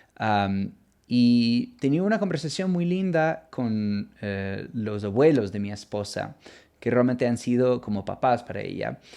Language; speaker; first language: Spanish; non-native, fluent; English